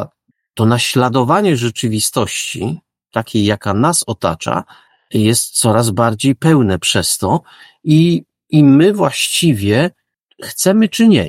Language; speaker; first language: Polish; native; Polish